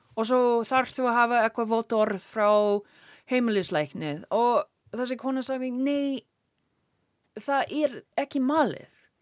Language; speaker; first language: Icelandic; non-native, learner; English